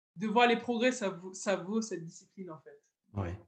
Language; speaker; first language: French; native; French